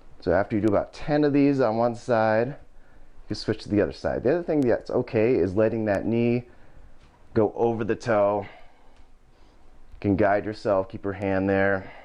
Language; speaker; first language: English; native; English